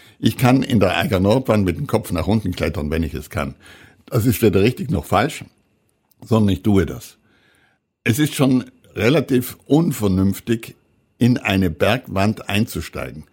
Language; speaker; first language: German; native; German